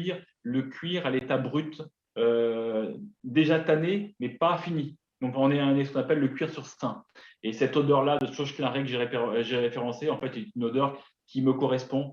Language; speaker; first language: French; native; French